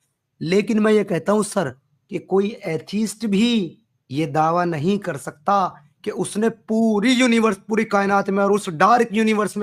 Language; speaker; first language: Hindi; native; Hindi